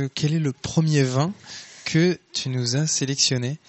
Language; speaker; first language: French; native; French